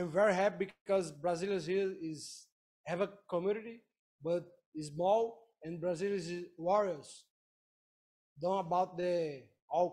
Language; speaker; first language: English; non-native, learner; Portuguese